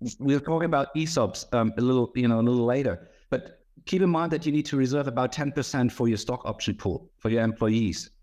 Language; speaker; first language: English; non-native, fluent; German